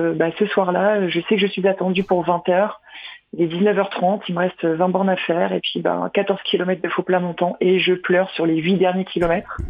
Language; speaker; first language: French; native; French